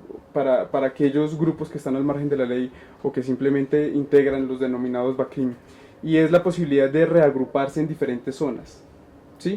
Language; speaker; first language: Spanish; native; Spanish